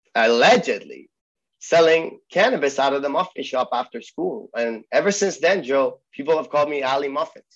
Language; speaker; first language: English; early bilingual, other home language; Persian